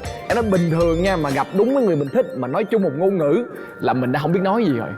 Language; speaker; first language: Vietnamese; native; Vietnamese